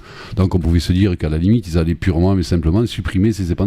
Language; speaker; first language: French; native; French